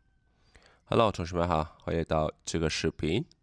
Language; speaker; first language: Chinese; non-native, fluent; Khmer